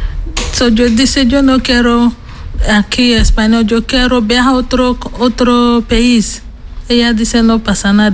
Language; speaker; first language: Spanish; non-native, learner; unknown